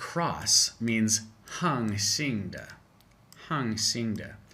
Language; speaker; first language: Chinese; non-native, fluent; English